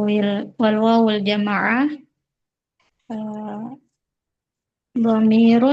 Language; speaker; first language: Arabic; non-native, learner; Indonesian